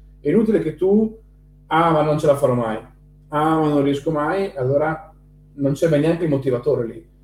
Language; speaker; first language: Italian; native; Italian